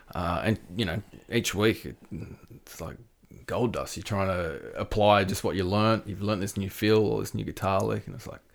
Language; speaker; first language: English; native; English